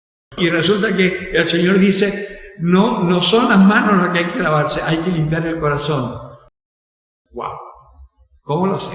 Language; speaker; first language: Spanish; native; Spanish